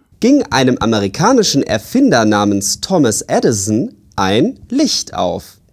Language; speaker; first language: German; native; German